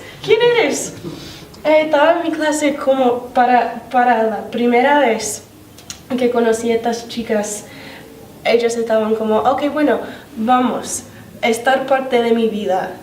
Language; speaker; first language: Spanish; non-native, learner; English